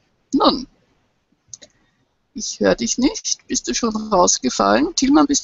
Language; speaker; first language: German; native; German